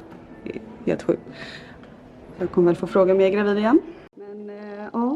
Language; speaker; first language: Swedish; native; Swedish